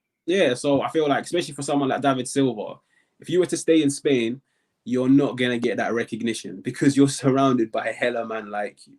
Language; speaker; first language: English; native; English